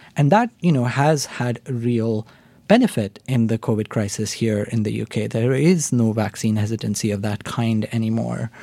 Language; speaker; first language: English; non-native, local second language; Hindi